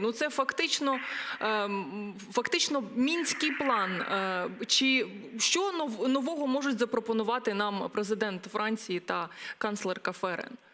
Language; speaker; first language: Ukrainian; native; Ukrainian